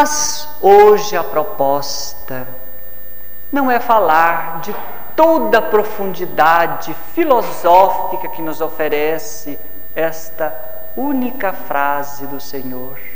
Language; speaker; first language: Portuguese; native; Portuguese